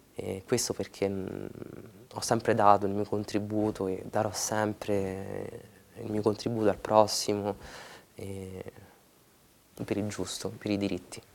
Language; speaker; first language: Italian; early bilingual, other home language; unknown